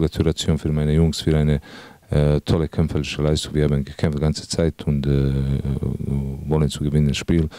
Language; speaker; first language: German; non-native, fluent; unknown